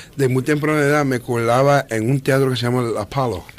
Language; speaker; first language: Spanish; early bilingual, heritage; Spanish